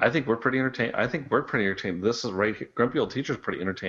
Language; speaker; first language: English; native; English